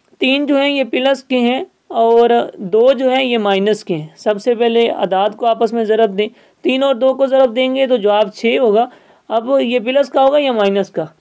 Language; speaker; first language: Urdu; non-native, local second language; Sindhi